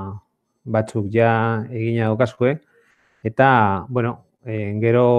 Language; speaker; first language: Basque; non-native, local second language; Spanish